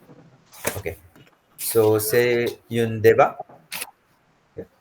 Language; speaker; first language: French; non-native, fluent; Hindi